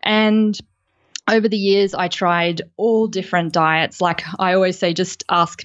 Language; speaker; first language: English; native; English